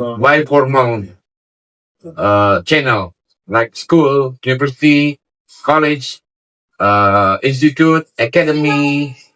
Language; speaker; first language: English; non-native, learner; Indonesian